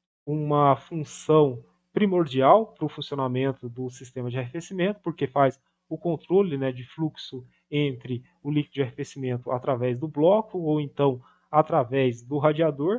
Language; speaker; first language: Portuguese; native; Portuguese